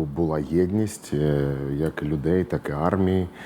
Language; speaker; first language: Ukrainian; non-native, local second language; Russian